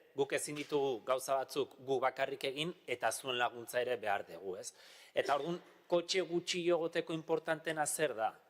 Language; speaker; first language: Basque; native; Basque